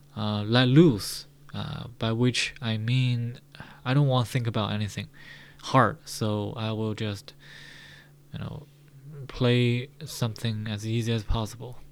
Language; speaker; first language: English; non-native, fluent; Chinese